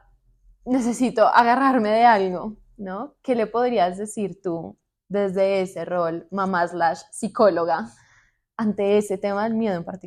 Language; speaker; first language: Spanish; native; Spanish